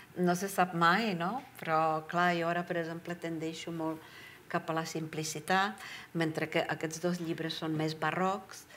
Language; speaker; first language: Catalan; non-native, fluent; Czech